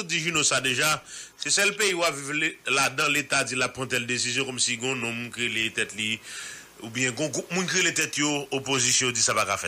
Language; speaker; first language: French; non-native, local second language; Haitian Creole